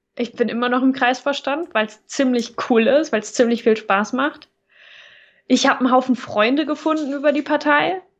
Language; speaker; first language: German; native; German